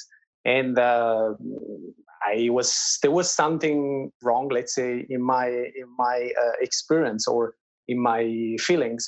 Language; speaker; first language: English; non-native, fluent; Italian